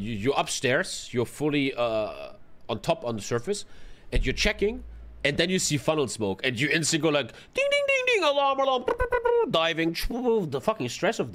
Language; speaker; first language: English; non-native, fluent; German